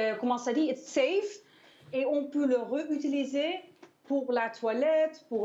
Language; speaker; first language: French; non-native, fluent; Dutch